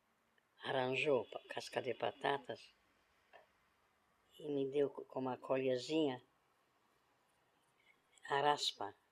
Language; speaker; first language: Portuguese; non-native, fluent; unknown